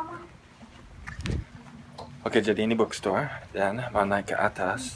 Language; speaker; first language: Indonesian; non-native, fluent; English